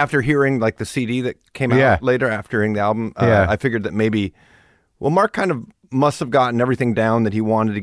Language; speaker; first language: English; early bilingual, other home language; German